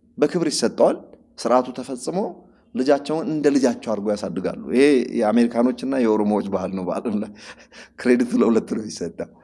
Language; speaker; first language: Amharic; non-native, local second language; Oromo